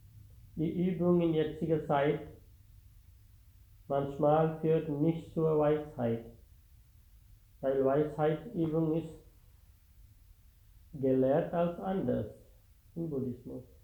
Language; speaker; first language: German; non-native, fluent; Sinhala